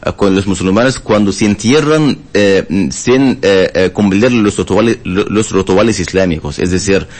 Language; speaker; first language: Spanish; non-native, learner; Arabic